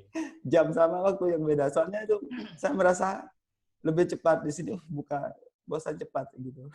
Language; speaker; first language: Indonesian; non-native, fluent; Thai